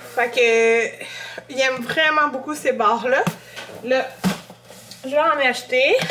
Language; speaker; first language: French; native; French